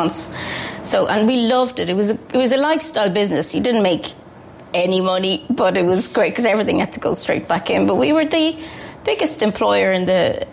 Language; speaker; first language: English; native; English